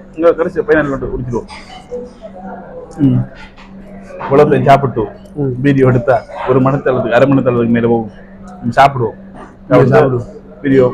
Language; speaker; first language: Tamil; native; Tamil